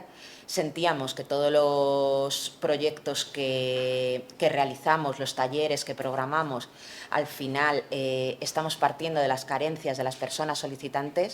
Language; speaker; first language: Spanish; native; Spanish